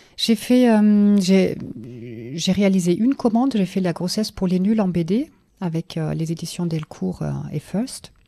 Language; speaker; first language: French; non-native, fluent; German